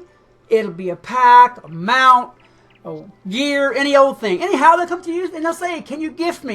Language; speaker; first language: English; native; English